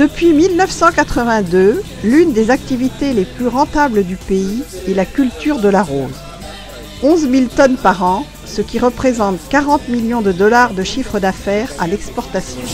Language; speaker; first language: French; native; French